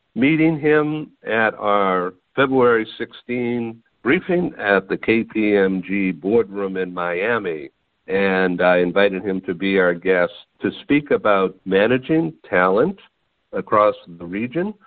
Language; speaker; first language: English; native; English